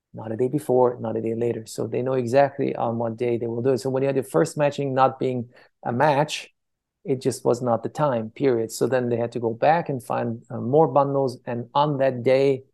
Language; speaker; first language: English; early bilingual, other home language; Persian